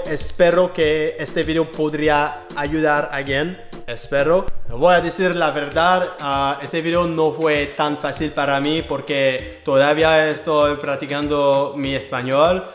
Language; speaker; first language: Spanish; non-native, learner; French